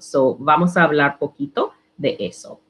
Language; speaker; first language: Spanish; non-native, learner; English